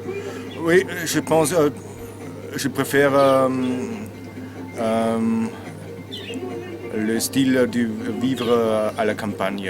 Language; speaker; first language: French; non-native, learner; German